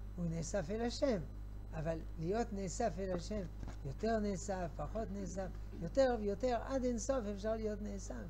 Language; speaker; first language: Hebrew; non-native, fluent; French